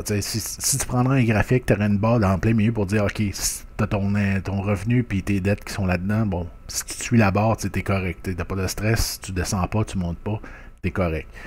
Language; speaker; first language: French; native; French